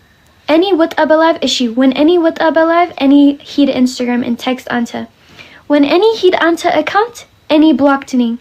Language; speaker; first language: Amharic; early bilingual, heritage; English